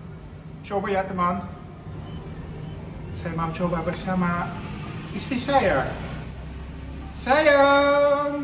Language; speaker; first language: Indonesian; non-native, learner; Dutch